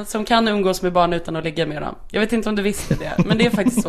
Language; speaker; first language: Swedish; native; Swedish